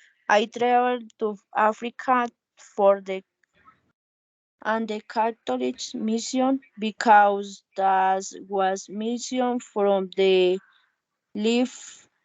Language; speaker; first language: English; non-native, learner; Spanish